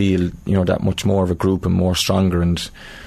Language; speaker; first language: English; native; English